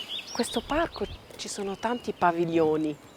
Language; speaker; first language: Italian; non-native, fluent; German